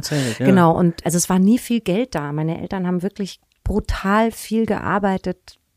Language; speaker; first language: German; native; German